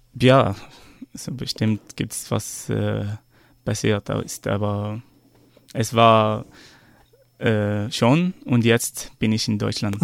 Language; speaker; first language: German; non-native, learner; Arabic